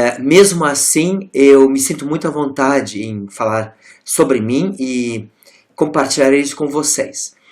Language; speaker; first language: Portuguese; non-native, local second language; German